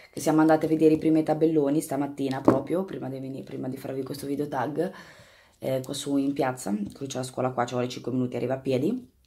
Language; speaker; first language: Italian; native; Italian